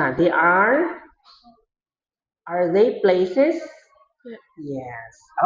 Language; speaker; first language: English; non-native, fluent; Vietnamese